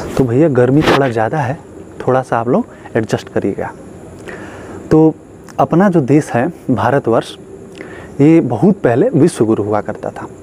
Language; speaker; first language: Hindi; native; Hindi